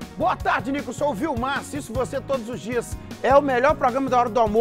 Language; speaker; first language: Portuguese; native; Portuguese